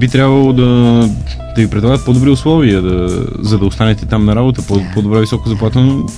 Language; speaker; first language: Bulgarian; native; Bulgarian